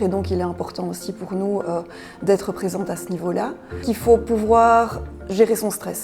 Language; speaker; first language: French; native; French